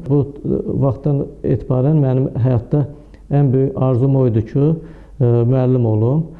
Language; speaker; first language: Azerbaijani; native; Azerbaijani